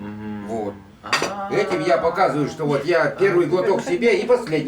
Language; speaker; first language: Russian; native; Russian